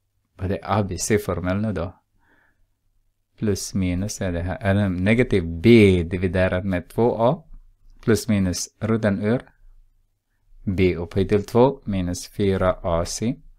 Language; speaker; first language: Swedish; non-native, fluent; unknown